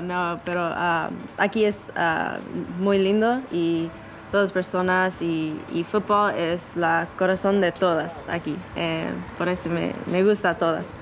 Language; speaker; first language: Spanish; non-native, learner; English